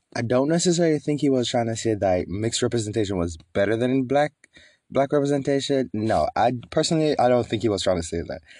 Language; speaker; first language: English; native; English